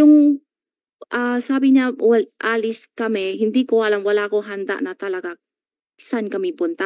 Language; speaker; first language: Filipino; non-native, learner; Chinese